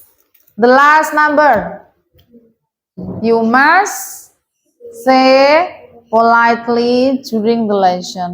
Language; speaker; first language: English; non-native, fluent; Indonesian